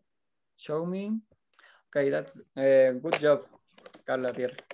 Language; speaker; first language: English; non-native, learner; Spanish